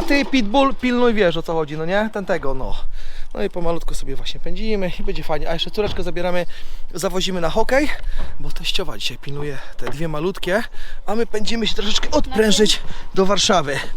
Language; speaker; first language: Polish; native; Polish